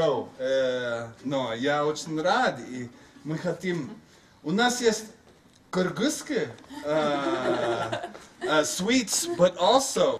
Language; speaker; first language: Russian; non-native, fluent; English